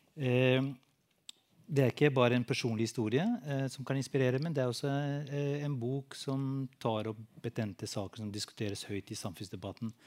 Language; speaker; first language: Norwegian; non-native, fluent; Albanian